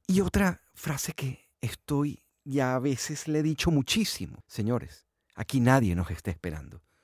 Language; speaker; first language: Spanish; native; Spanish